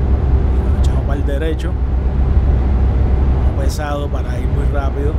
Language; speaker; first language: Spanish; native; Spanish